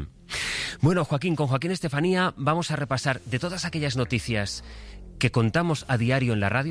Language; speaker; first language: Spanish; native; Spanish